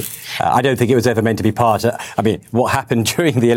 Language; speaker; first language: English; native; English